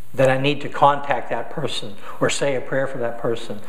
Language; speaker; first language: English; native; English